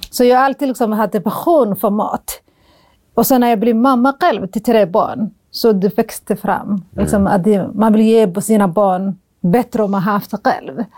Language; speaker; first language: Swedish; non-native, fluent; Somali